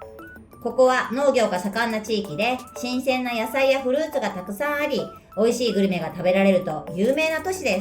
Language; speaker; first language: Japanese; native; Japanese